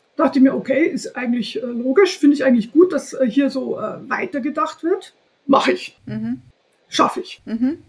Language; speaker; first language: German; native; German